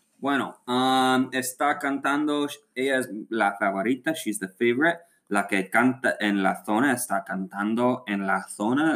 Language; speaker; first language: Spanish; non-native, learner; English